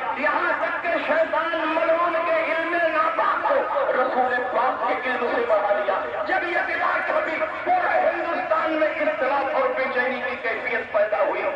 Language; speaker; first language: Urdu; native; Urdu